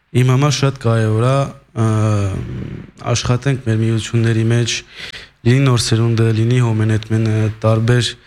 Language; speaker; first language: Armenian; early bilingual, heritage; Armenian